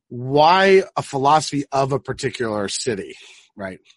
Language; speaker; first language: English; native; English